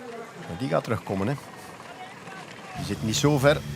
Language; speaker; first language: Dutch; native; Dutch